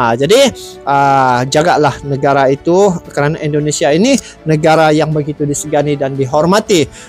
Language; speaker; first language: Malay; native; Malay